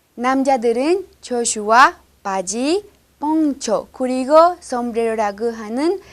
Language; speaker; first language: Korean; non-native, learner; Spanish